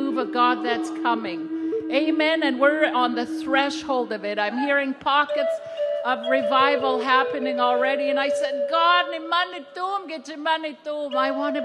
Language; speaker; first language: English; non-native, fluent; Cree